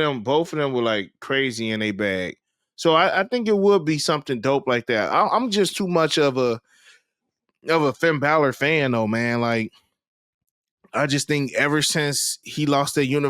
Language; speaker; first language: English; native; English